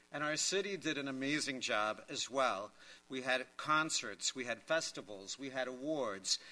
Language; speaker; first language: English; native; English